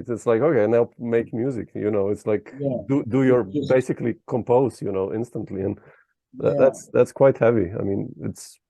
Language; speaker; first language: English; non-native, fluent; Slovenian